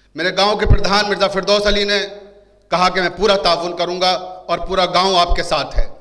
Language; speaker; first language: Hindi; native; Hindi